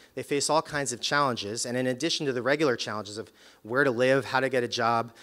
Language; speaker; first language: English; native; English